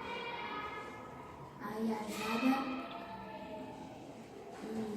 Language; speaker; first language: Catalan; early bilingual, other home language; Urdu